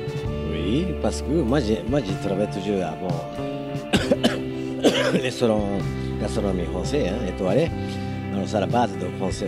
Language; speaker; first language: French; non-native, learner; Japanese